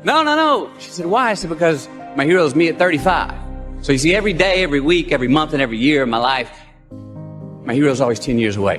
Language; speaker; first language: English; native; English